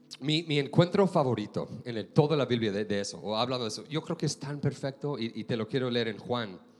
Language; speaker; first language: Spanish; non-native, fluent; English